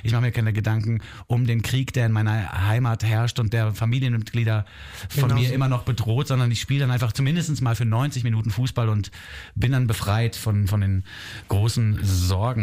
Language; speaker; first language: German; native; German